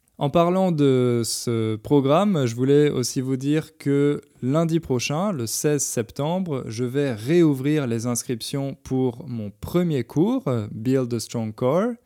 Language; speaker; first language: French; native; French